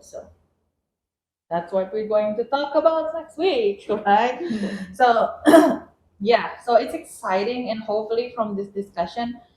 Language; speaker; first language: English; non-native, fluent; Indonesian